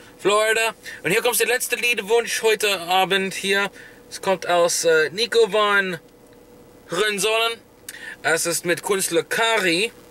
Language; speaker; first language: German; non-native, learner; English